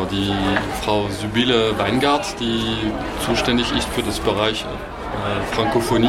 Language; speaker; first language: German; non-native, fluent; French